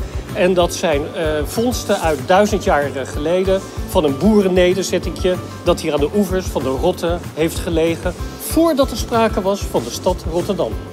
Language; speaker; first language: Dutch; native; Dutch